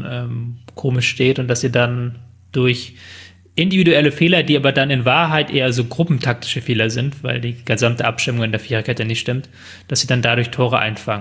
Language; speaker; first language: German; native; German